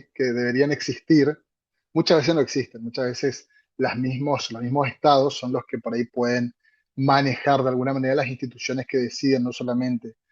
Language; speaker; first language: Spanish; native; Spanish